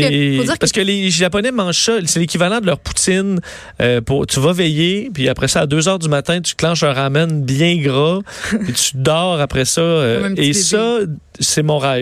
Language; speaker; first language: French; native; French